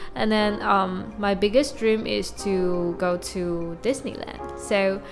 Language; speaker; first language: English; non-native, local second language; Chinese